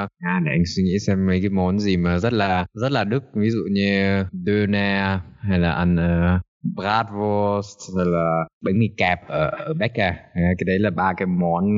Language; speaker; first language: Vietnamese; early bilingual, heritage; Vietnamese